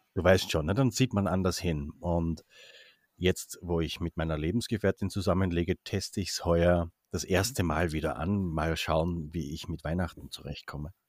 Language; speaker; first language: German; native; German